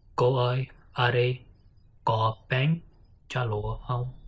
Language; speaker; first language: Vietnamese; non-native, learner; English